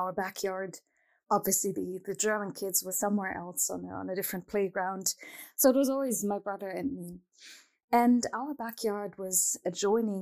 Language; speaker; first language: English; non-native, fluent; Arabic